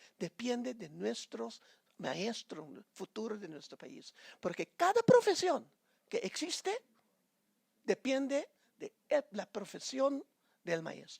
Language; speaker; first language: Spanish; non-native, fluent; Papiamento